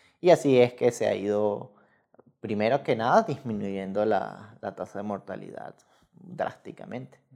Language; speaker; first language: Spanish; native; Spanish